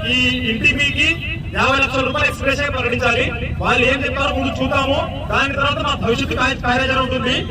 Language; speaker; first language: Telugu; native; Telugu